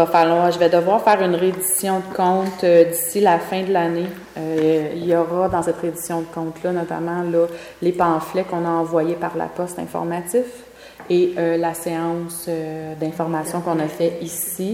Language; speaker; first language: French; native; French